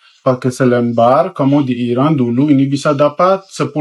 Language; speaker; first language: Indonesian; non-native, fluent; Persian